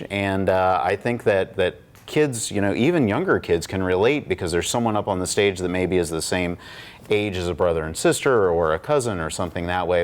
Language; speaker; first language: English; native; English